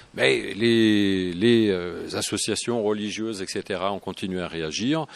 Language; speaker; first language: French; native; French